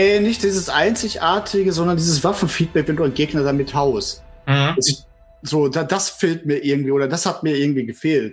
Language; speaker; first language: German; native; German